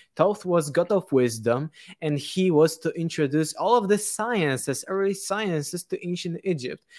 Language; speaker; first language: English; non-native, fluent; Polish